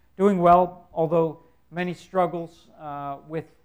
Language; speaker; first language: English; native; English